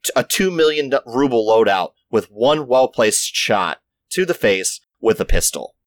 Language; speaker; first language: English; native; English